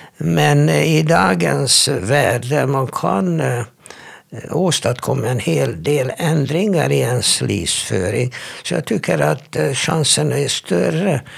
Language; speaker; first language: Swedish; non-native, fluent; Hungarian